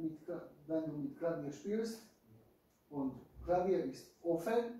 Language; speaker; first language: German; non-native, fluent; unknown